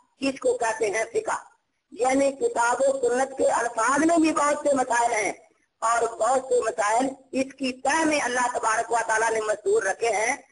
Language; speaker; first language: Urdu; non-native, local second language; Punjabi